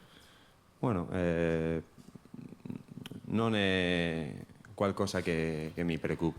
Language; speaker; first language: Italian; non-native, learner; Spanish